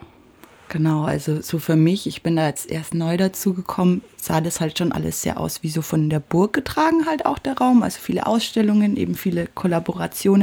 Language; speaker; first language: German; native; German